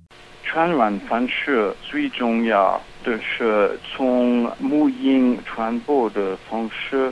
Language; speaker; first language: Chinese; non-native, fluent; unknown